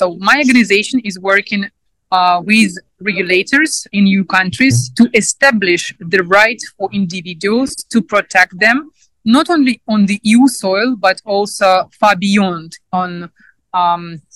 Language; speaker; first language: English; non-native, fluent; Ukrainian